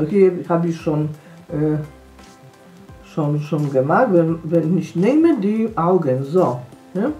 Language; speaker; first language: German; non-native, fluent; Polish